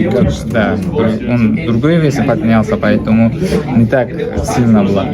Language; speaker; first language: Russian; non-native, fluent; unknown